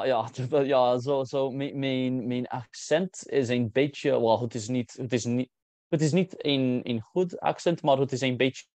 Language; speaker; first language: Dutch; non-native, learner; English